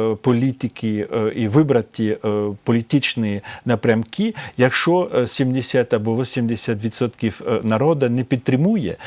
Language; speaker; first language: Ukrainian; non-native, fluent; French